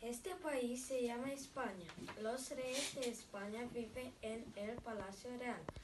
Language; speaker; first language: Spanish; non-native, learner; Romanian